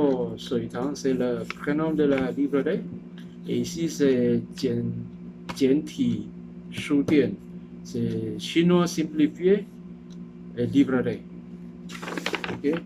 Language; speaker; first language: French; non-native, learner; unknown